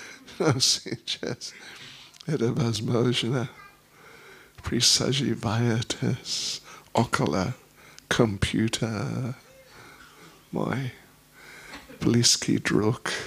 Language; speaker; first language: Russian; non-native, learner; English